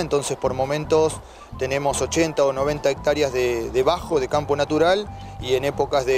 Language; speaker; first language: Spanish; native; Spanish